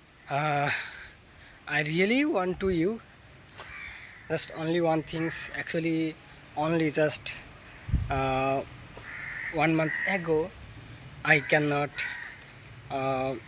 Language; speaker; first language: English; non-native, learner; Bangla